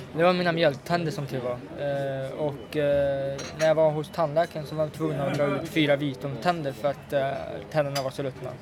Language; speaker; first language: Swedish; early bilingual, other home language; Russian